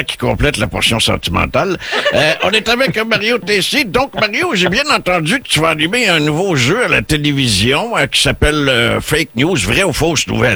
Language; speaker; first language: French; native; French